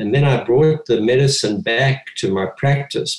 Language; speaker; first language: English; native; English